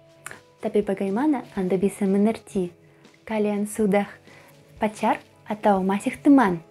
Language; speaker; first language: Indonesian; non-native, fluent; Russian